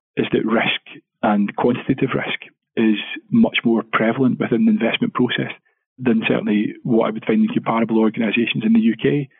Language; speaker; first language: English; native; English